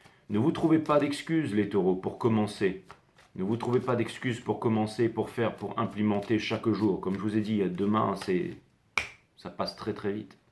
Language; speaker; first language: French; native; French